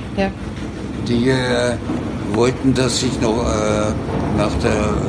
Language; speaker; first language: German; native; German